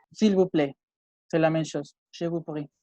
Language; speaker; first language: French; non-native, fluent; Spanish